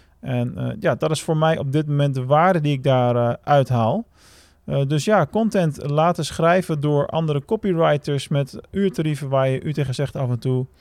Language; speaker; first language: Dutch; native; Dutch